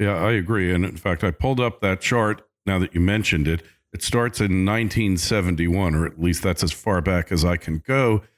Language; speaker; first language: English; native; English